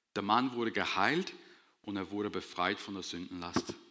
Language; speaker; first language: German; non-native, fluent; English